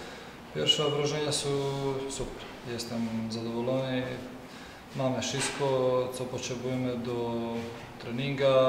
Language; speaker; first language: Polish; non-native, fluent; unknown